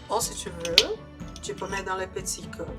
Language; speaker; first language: French; non-native, learner; Portuguese